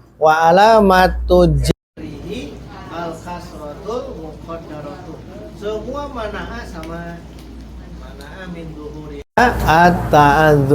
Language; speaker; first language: Arabic; non-native, fluent; Indonesian